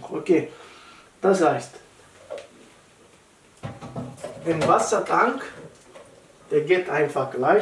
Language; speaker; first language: German; non-native, learner; Italian